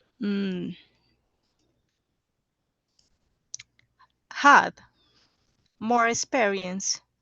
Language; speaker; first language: English; non-native, learner; Spanish